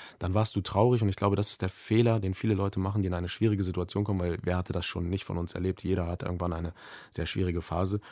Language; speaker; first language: German; native; German